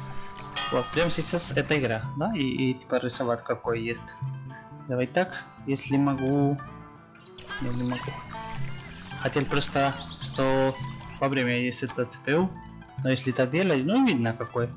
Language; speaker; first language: Russian; non-native, learner; Spanish